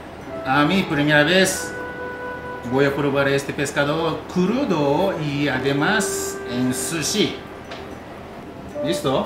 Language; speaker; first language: Spanish; non-native, learner; Japanese